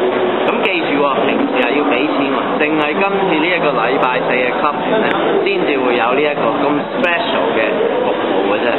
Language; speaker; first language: Cantonese; native; Cantonese